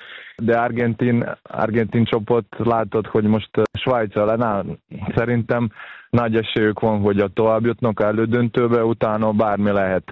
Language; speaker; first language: Hungarian; non-native, fluent; Serbian